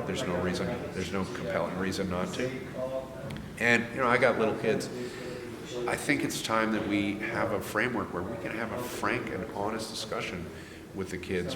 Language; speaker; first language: English; native; English